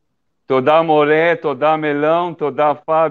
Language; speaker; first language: Hebrew; early bilingual, other home language; Portuguese